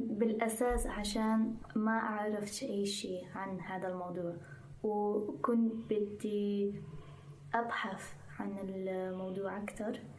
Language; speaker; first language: Arabic; non-native, fluent; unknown